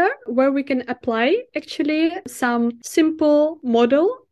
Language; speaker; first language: English; non-native, fluent; Russian